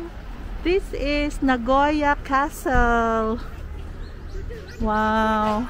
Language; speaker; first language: English; non-native, local second language; Filipino